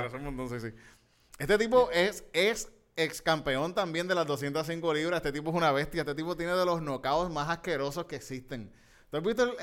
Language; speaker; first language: Spanish; native; Spanish